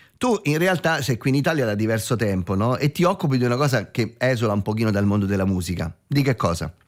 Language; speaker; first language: Italian; native; Italian